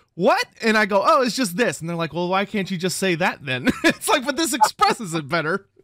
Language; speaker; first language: English; native; English